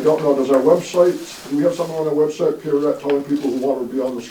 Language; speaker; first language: English; native; English